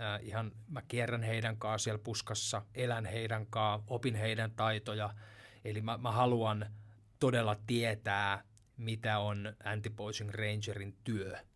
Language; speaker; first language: Finnish; native; Finnish